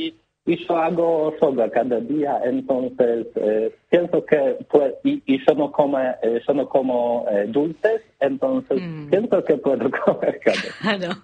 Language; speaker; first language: Spanish; non-native, learner; Polish